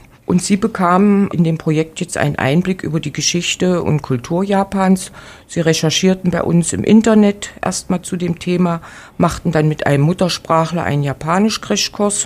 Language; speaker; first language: German; native; German